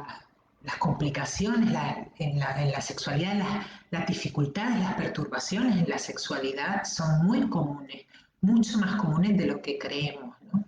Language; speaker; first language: Spanish; native; Spanish